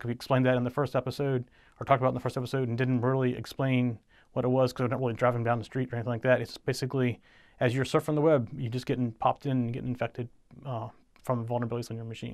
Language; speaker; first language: English; native; English